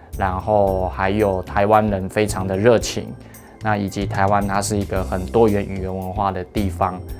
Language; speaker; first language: Chinese; early bilingual, heritage; Chinese